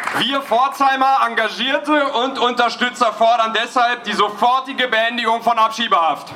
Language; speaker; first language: German; native; German